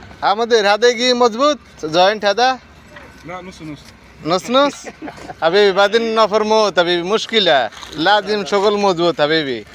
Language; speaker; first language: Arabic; non-native, learner; Bangla